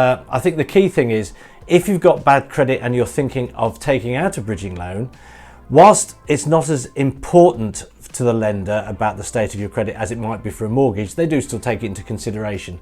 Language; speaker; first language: English; native; English